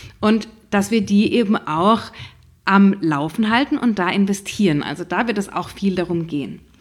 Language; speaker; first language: German; native; German